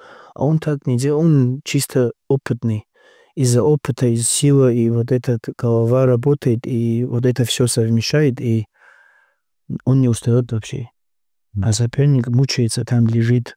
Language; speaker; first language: Russian; non-native, local second language; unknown